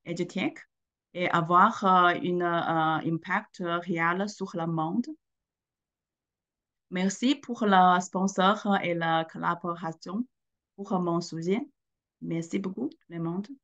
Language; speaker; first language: French; non-native, learner; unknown